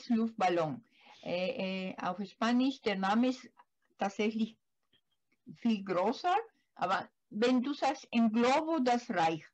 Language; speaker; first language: German; non-native, learner; Spanish